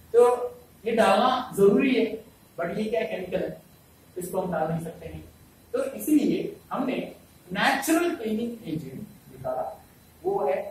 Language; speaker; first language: Hindi; non-native, local second language; Malayalam